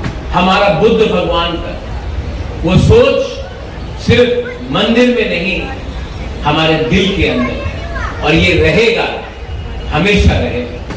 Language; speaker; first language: Hindi; non-native, local second language; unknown